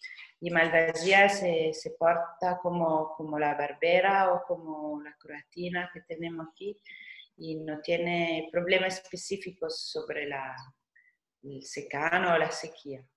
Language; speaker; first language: Spanish; non-native, fluent; Italian